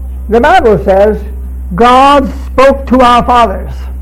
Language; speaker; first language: English; early bilingual, other home language; Chinese